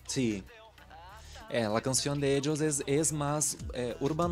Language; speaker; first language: Spanish; non-native, learner; Portuguese